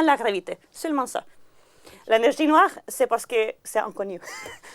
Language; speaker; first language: French; non-native, learner; Spanish